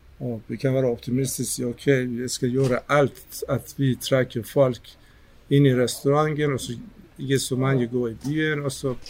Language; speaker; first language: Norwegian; non-native, fluent; Persian